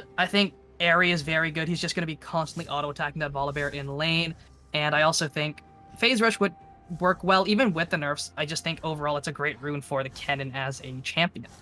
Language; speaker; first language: English; native; English